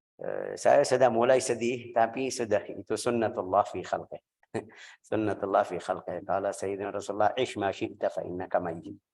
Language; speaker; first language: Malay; non-native, fluent; Arabic